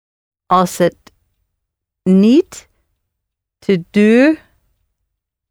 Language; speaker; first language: Dutch; non-native, learner; English